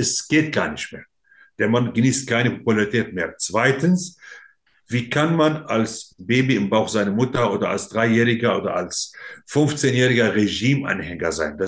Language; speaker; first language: German; non-native, fluent; Arabic